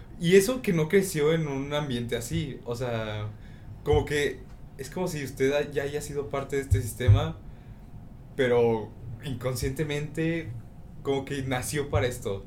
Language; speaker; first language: Spanish; native; Spanish